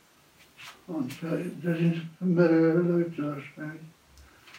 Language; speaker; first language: German; non-native, fluent; Polish